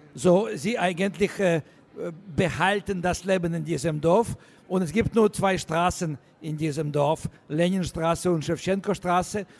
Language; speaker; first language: German; non-native, learner; Russian